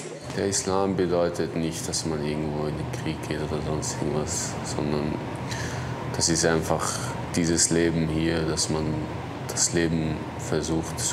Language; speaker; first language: German; non-native, local second language; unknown